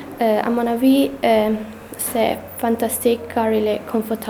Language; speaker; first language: French; non-native, learner; English